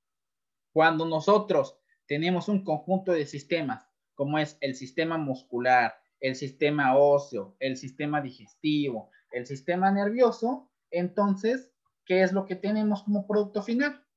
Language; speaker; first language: Spanish; native; Spanish